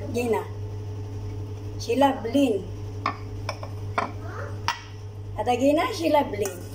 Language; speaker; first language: English; non-native, learner; Filipino